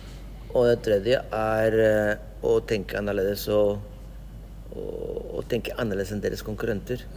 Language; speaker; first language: Norwegian; non-native, fluent; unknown